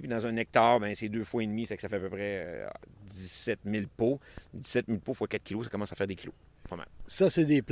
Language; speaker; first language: French; native; French